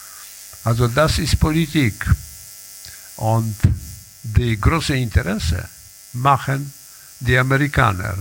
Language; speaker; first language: German; non-native, learner; Polish